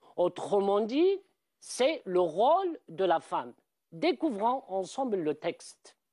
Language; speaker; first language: French; non-native, local second language; Arabic